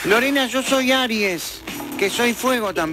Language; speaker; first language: Spanish; native; Spanish